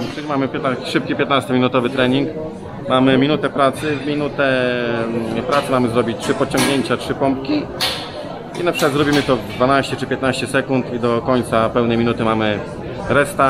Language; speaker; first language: Polish; native; Polish